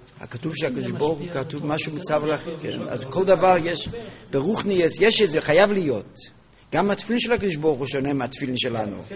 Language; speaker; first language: Hebrew; non-native, local second language; Yiddish